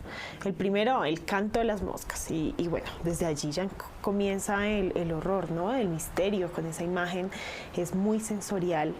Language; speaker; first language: Spanish; native; Spanish